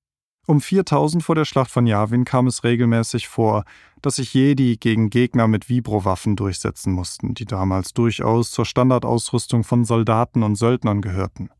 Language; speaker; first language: German; native; German